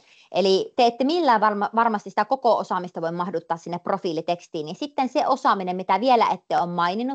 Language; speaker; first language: Finnish; native; Finnish